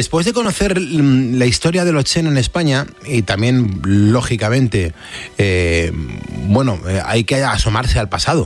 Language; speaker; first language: Spanish; native; Spanish